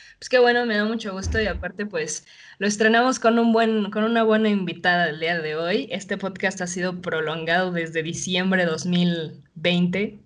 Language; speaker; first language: Spanish; native; Spanish